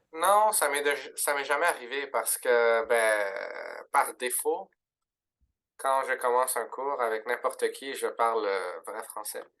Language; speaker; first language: French; early bilingual, other home language; Arabic